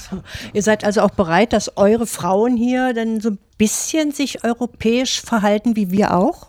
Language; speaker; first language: German; native; German